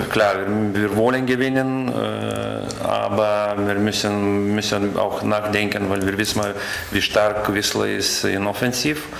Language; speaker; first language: German; non-native, learner; Lithuanian